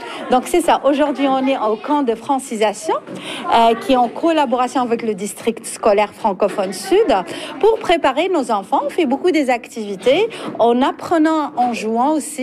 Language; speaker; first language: French; non-native, local second language; Arabic